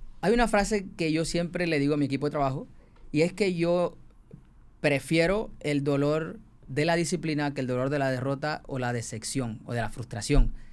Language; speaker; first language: Spanish; native; Spanish